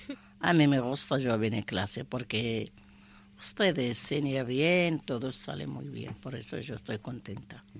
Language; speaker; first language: Spanish; non-native, learner; Arabic